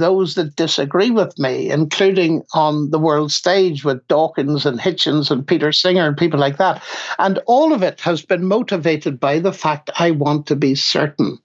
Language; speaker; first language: English; native; English